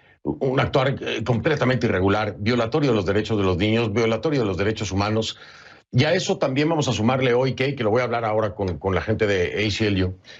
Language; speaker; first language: Spanish; native; Spanish